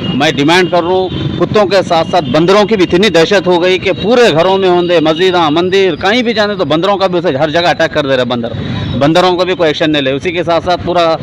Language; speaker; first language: Hindi; non-native, local second language; Urdu